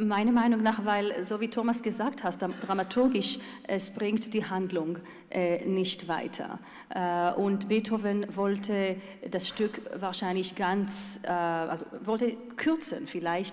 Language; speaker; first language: German; non-native, fluent; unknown